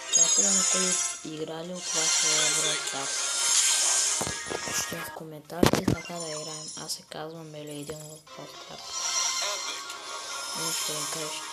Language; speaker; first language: Bulgarian; non-native, local second language; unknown